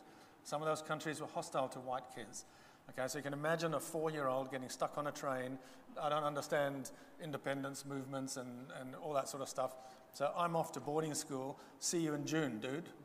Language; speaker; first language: English; non-native, local second language; Bemba